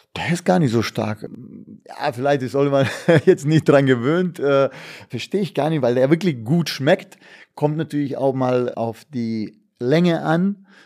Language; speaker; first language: German; non-native, fluent; Bosnian